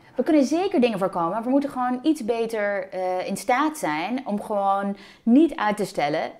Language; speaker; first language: Dutch; non-native, fluent; English